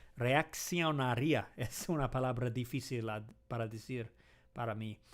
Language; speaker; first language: Spanish; non-native, learner; English